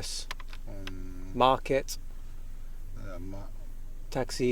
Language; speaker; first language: English; native; English